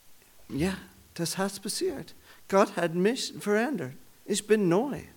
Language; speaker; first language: German; non-native, learner; English